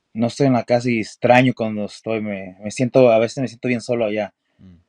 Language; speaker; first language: Spanish; early bilingual, heritage; Spanish